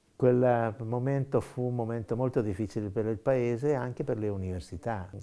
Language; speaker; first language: Italian; native; Italian